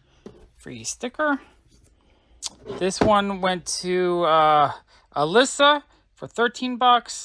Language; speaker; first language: English; native; English